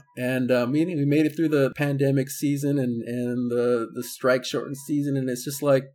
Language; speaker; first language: English; native; English